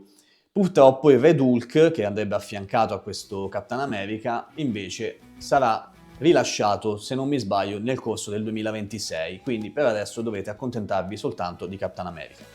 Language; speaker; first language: Italian; native; Italian